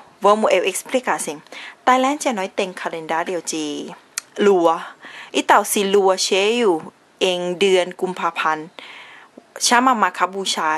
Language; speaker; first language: Portuguese; non-native, learner; Thai